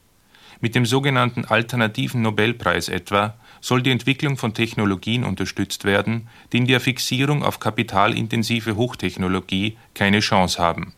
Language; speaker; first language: German; native; German